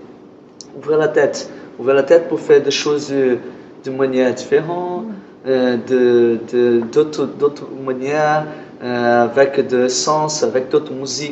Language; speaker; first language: French; non-native, learner; Portuguese